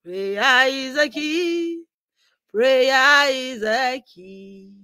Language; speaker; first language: English; non-native, local second language; Yoruba